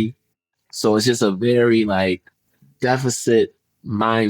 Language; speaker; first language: English; early bilingual, other home language; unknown